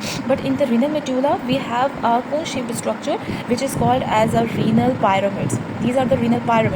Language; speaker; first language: English; non-native, local second language; Hindi